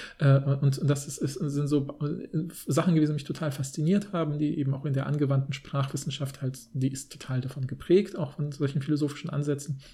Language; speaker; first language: German; native; German